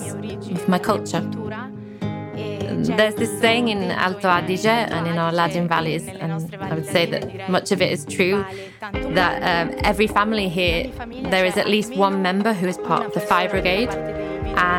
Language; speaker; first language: English; non-native, fluent; Ladin